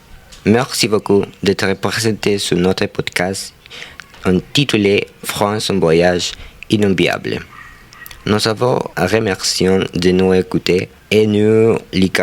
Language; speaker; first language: French; non-native, learner; Spanish